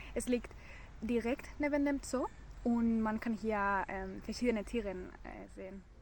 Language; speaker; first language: German; non-native, fluent; Spanish